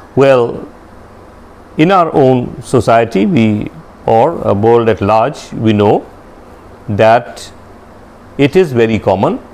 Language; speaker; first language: English; non-native, local second language; Hindi